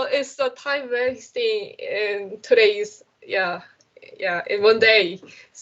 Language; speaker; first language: English; non-native, learner; Korean